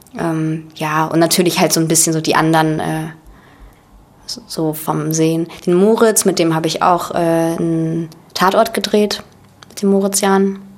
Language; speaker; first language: German; early bilingual, other home language; Russian